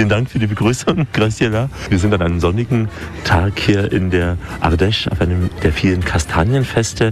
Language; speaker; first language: German; native; German